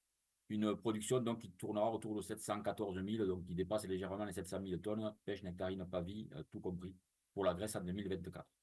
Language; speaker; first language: French; native; French